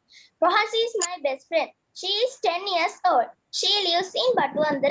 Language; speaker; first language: English; non-native, learner; Sinhala